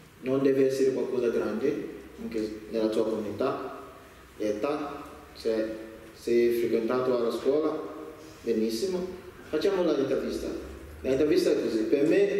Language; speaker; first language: Italian; non-native, learner; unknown